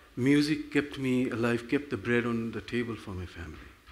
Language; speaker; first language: English; non-native, local second language; Gujarati